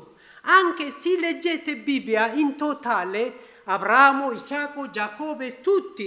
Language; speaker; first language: Italian; non-native, learner; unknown